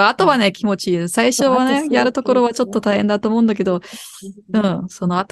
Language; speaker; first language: Japanese; non-native, fluent; German